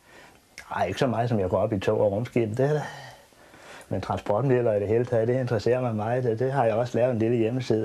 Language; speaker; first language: Danish; native; Danish